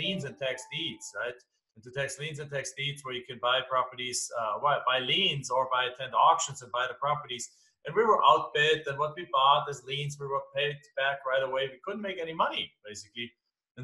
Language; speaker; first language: English; non-native, fluent; German